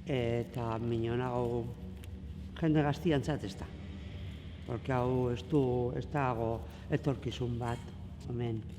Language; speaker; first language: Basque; non-native, local second language; Spanish